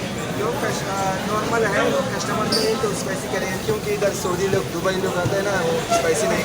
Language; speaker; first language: Hindi; non-native, learner; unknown